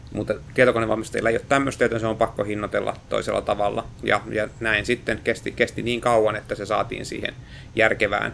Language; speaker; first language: Finnish; native; Finnish